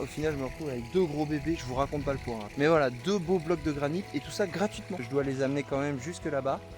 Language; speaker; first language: French; native; French